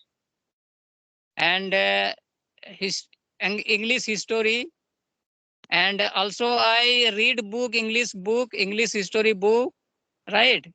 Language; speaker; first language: English; non-native, learner; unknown